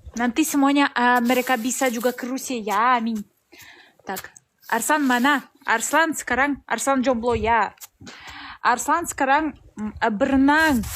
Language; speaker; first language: Indonesian; non-native, learner; Russian